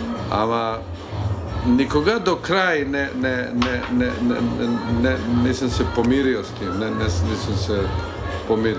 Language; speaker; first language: Bulgarian; non-native, learner; Serbian